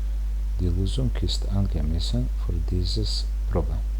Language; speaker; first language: German; non-native, fluent; Croatian